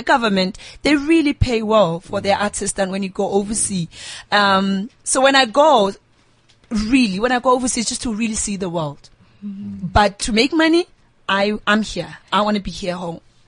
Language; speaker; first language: English; non-native, local second language; Southern Sotho